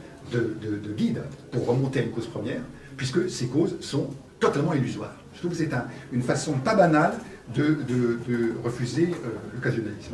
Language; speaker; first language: French; native; French